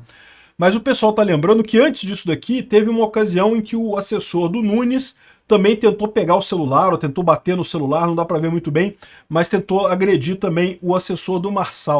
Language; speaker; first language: Portuguese; native; Portuguese